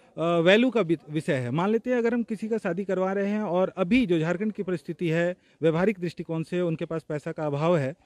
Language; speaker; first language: Hindi; native; Hindi